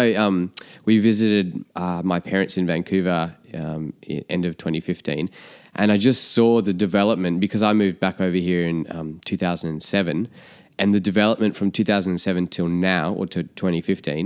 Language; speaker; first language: English; native; English